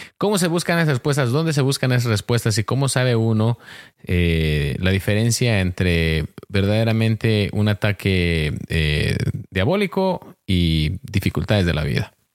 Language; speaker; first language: Spanish; early bilingual, heritage; Spanish